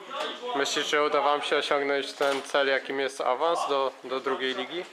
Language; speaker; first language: Polish; native; Polish